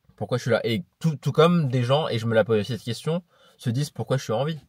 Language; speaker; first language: French; native; French